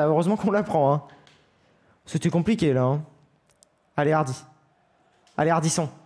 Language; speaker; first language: French; native; French